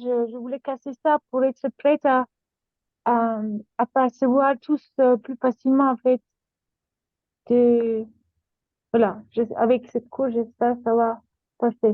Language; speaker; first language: French; non-native, learner; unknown